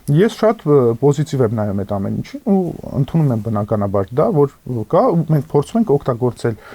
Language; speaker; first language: Armenian; native; Armenian